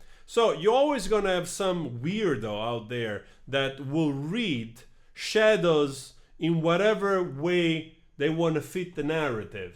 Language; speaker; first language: English; non-native, fluent; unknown